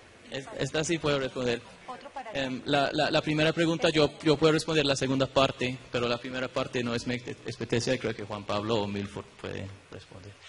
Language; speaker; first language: Spanish; non-native, fluent; English